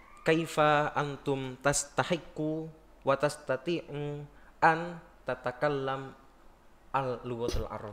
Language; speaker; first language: Arabic; non-native, learner; Indonesian